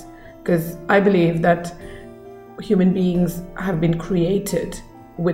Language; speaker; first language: English; non-native, local second language; Kannada